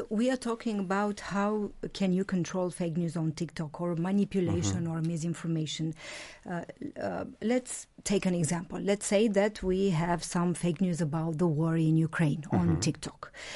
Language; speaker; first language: English; non-native, fluent; Romanian